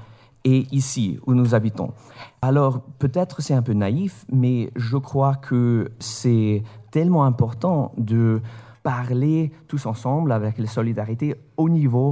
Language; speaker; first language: French; non-native, fluent; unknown